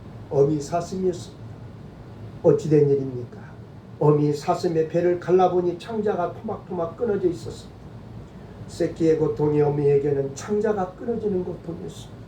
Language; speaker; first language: Korean; native; Korean